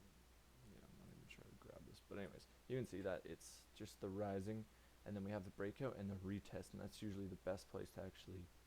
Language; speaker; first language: English; native; English